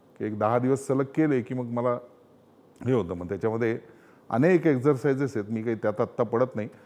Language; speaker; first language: Marathi; native; Marathi